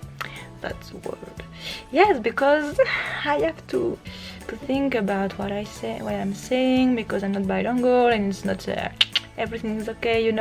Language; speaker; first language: English; non-native, learner; French